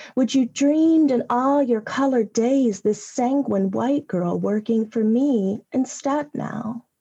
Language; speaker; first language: English; native; English